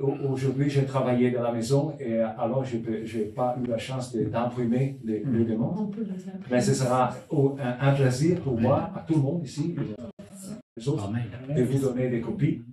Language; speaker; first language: French; non-native, learner; Italian